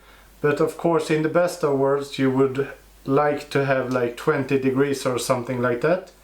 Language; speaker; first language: English; non-native, fluent; Swedish